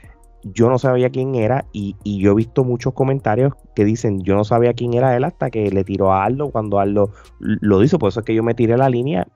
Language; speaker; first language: Spanish; native; Spanish